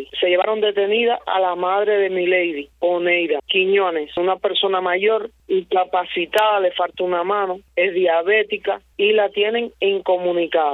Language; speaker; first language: Spanish; native; Spanish